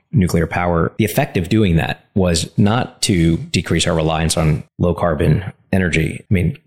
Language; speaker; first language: English; native; English